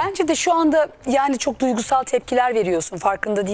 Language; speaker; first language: Turkish; native; Turkish